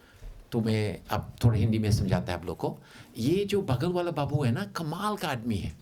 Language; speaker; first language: Hindi; non-native, fluent; English